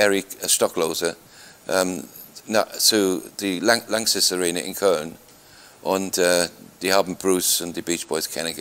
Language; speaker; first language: German; non-native, fluent; English